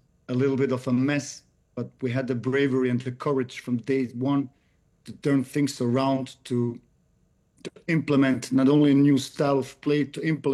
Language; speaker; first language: English; non-native, fluent; German